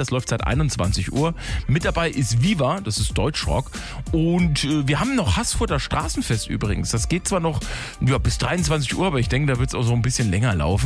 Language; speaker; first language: German; native; German